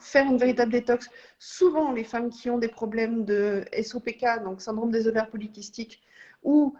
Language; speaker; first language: French; native; French